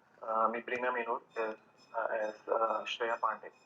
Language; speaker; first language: Spanish; non-native, learner; Hindi